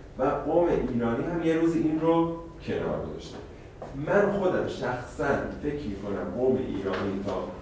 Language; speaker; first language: Persian; native; Persian